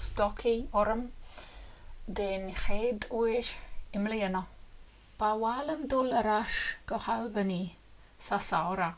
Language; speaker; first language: Irish; non-native, learner; English